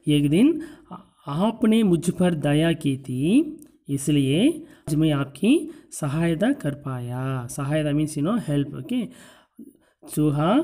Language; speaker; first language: Hindi; non-native, local second language; Tamil